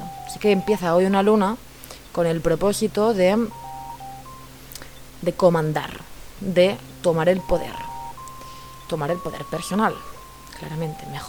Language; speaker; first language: Spanish; non-native, local second language; Catalan